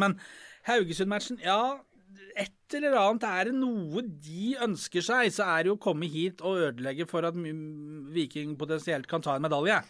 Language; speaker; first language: Norwegian; native; Norwegian